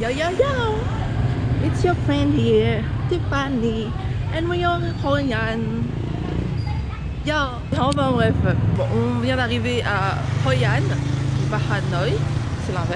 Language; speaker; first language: French; native; French